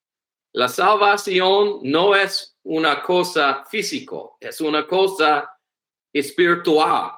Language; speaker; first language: Spanish; non-native, learner; English